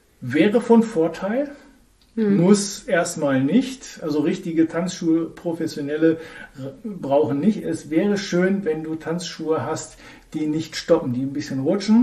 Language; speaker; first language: German; native; German